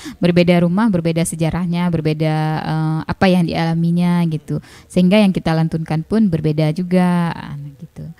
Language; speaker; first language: Indonesian; non-native, local second language; Achinese